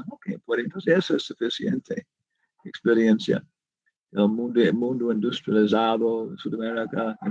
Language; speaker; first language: Spanish; non-native, learner; English